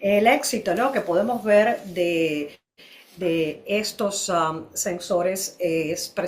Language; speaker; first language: Spanish; native; Spanish